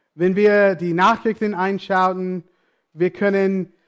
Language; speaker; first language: German; non-native, fluent; English